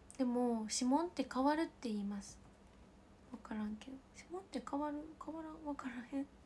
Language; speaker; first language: Japanese; native; Japanese